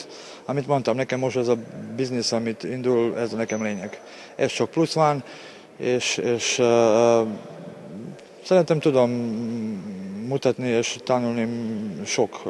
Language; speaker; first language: Hungarian; non-native, learner; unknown